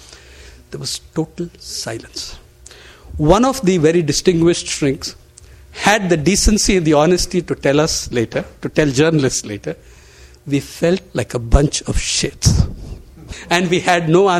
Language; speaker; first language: English; non-native, local second language; Telugu